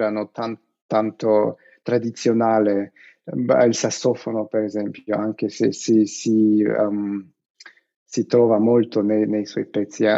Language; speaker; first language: Italian; non-native, fluent; Russian